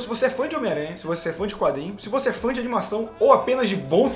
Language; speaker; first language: Portuguese; native; Portuguese